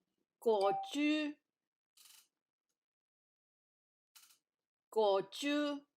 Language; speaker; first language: Chinese; non-native, learner; English